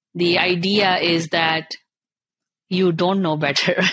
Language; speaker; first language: English; non-native, local second language; Punjabi